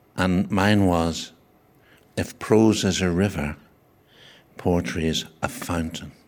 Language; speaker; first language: English; native; English